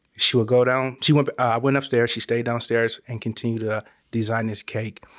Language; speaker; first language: English; native; English